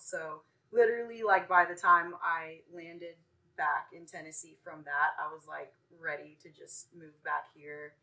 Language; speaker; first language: English; native; English